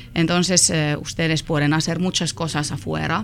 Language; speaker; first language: Spanish; non-native, learner; Finnish